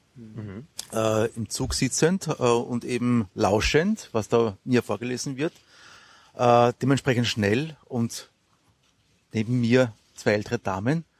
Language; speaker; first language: German; native; German